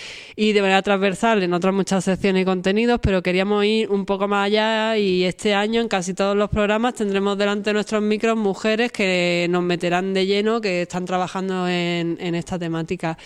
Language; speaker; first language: Spanish; native; Spanish